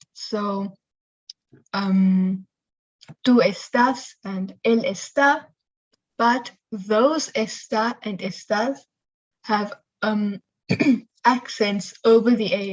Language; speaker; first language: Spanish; non-native, fluent; English